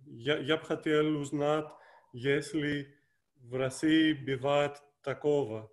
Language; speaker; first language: Russian; non-native, fluent; Greek